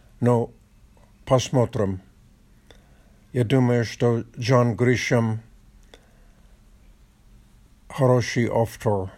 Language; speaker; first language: Russian; non-native, learner; Polish